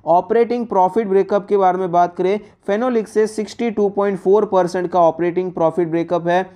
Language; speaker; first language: Hindi; native; Hindi